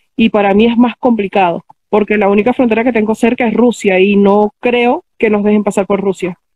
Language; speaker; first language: Spanish; native; Spanish